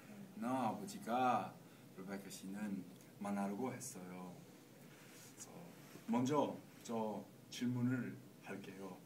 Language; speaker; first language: Korean; non-native, learner; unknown